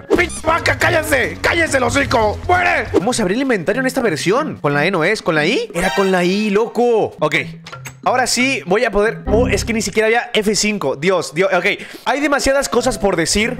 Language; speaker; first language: Spanish; native; Spanish